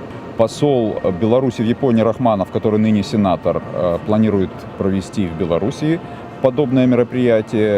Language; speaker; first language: Russian; native; Russian